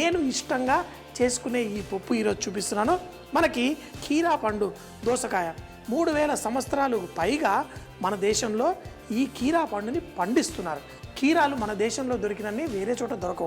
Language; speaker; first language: Telugu; native; Telugu